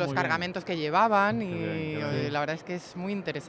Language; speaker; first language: Spanish; native; Spanish